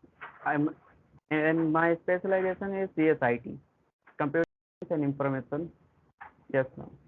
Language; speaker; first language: English; non-native, learner; Hindi